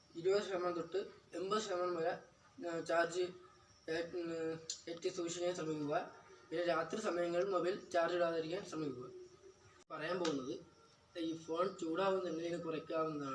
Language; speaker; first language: Malayalam; native; Malayalam